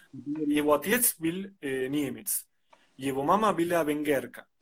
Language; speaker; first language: Russian; non-native, fluent; Spanish